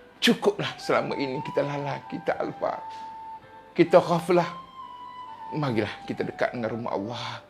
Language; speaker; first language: Malay; native; Malay